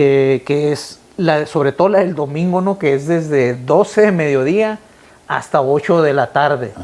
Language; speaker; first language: Spanish; native; Spanish